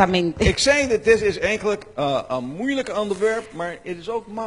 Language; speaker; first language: Dutch; non-native, learner; English